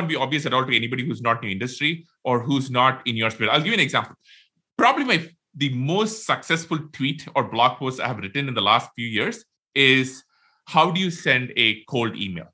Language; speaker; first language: English; non-native, local second language; Tamil